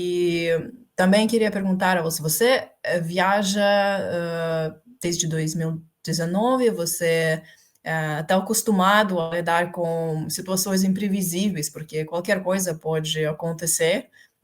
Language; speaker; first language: Portuguese; non-native, fluent; Ukrainian